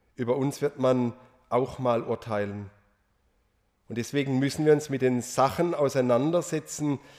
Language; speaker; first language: German; native; German